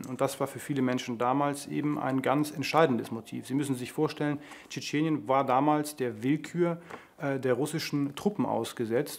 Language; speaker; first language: German; native; German